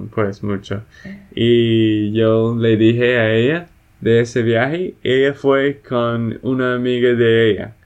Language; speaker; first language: Spanish; non-native, fluent; English